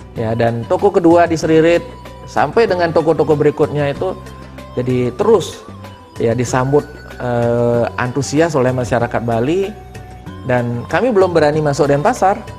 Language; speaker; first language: Indonesian; non-native, local second language; Balinese